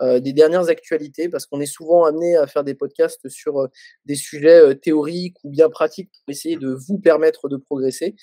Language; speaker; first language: French; native; French